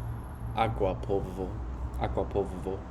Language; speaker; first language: Spanish; non-native, learner; English